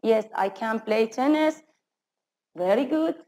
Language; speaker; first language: English; non-native, fluent; Arabic